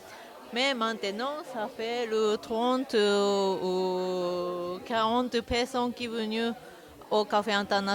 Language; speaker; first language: French; non-native, learner; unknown